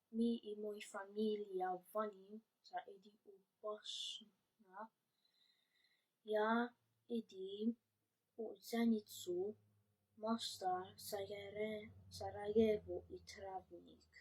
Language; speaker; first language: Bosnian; early bilingual, heritage; Bosnian